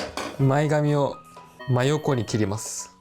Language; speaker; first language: Japanese; native; Japanese